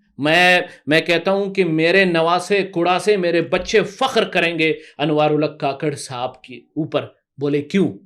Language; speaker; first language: Urdu; non-native, local second language; Baluchi